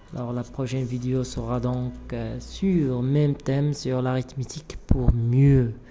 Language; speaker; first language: French; non-native, local second language; Arabic